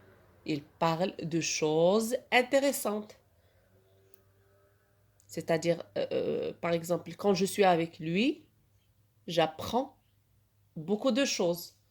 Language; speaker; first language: French; non-native, local second language; Arabic